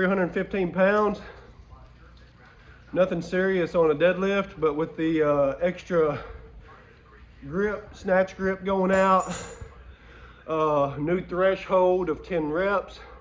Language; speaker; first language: English; native; English